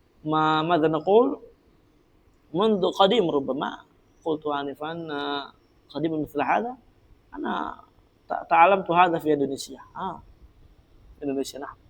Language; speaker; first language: Arabic; non-native, fluent; Indonesian